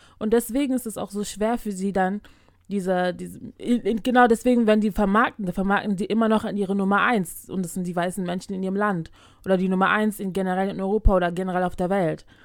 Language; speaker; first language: German; early bilingual, other home language; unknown